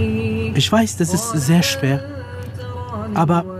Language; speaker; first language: German; non-native, fluent; Kurdish